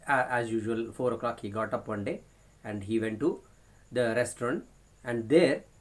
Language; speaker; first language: English; non-native, local second language; Kannada